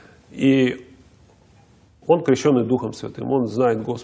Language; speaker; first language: Russian; native; Russian